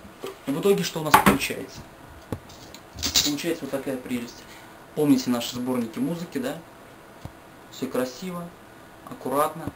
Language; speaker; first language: Russian; native; Russian